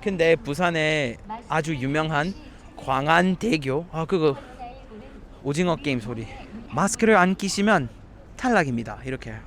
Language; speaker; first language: Korean; non-native, fluent; English